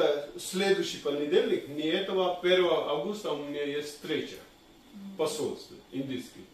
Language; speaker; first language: Russian; non-native, learner; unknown